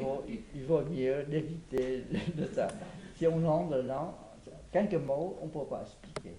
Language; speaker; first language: French; non-native, fluent; Vietnamese